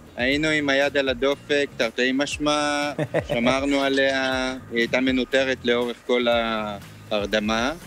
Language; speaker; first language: Hebrew; native; Hebrew